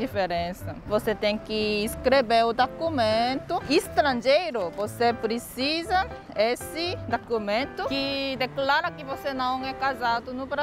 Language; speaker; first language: Portuguese; non-native, fluent; Korean